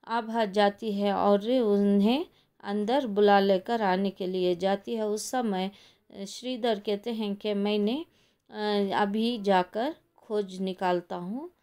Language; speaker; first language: Hindi; non-native, local second language; Kannada